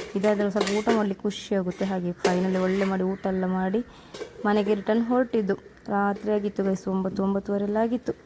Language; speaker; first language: Kannada; non-native, local second language; Tulu